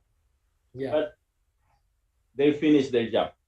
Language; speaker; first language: English; non-native, learner; Indonesian